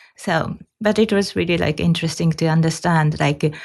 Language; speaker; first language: English; non-native, fluent; Japanese